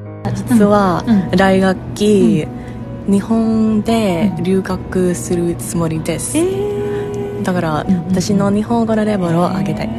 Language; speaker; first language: Japanese; non-native, learner; English